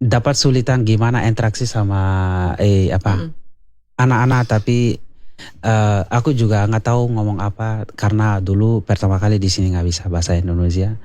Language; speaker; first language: Indonesian; non-native, learner; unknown